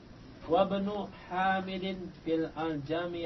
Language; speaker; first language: Arabic; non-native, learner; Indonesian